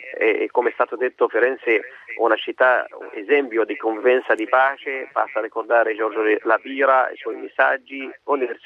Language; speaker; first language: Italian; non-native, fluent; Arabic